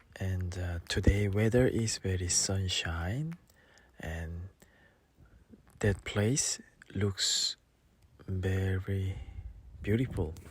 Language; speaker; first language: English; non-native, learner; Korean